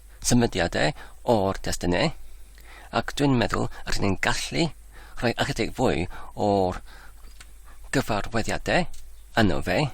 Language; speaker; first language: Welsh; non-native, learner; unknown